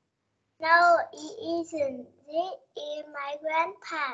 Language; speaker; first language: English; non-native, learner; Vietnamese